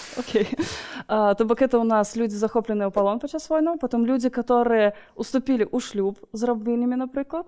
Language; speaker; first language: Belarusian; non-native, local second language; Russian